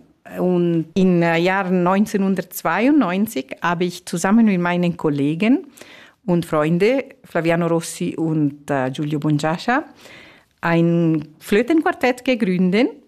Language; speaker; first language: German; non-native, fluent; Italian